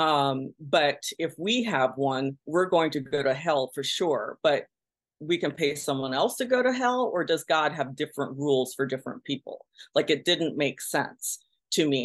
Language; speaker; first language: English; early bilingual, other home language; Pennsylvania German